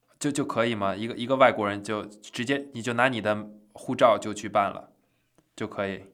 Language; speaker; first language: Chinese; native; Chinese